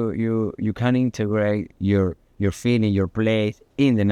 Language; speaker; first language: English; non-native, learner; Spanish